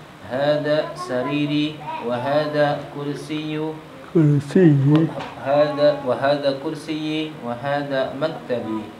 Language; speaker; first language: Arabic; non-native, learner; Indonesian